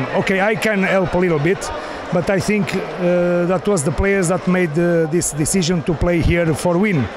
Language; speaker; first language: English; non-native, learner; Portuguese